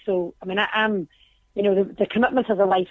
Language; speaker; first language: English; native; English